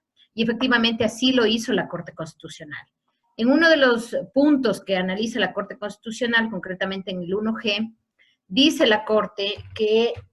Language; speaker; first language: Spanish; native; Spanish